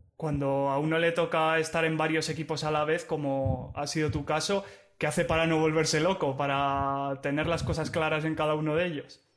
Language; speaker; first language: Spanish; native; Spanish